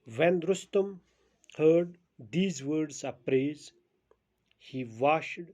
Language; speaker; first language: English; non-native, local second language; Urdu